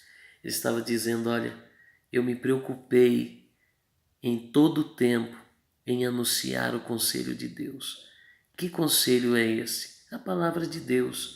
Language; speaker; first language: Portuguese; native; Portuguese